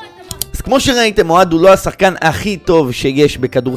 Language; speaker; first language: Hebrew; native; Hebrew